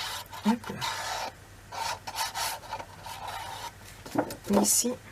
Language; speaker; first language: French; native; French